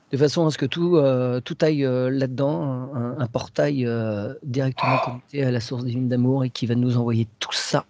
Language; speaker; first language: French; native; French